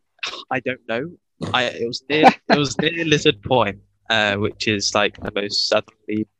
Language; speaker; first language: English; native; English